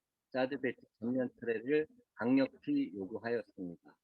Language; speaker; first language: Korean; native; Korean